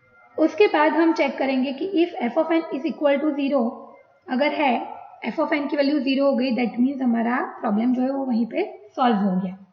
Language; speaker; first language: Hindi; non-native, local second language; Gujarati